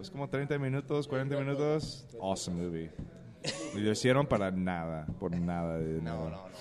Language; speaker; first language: Spanish; non-native, learner; English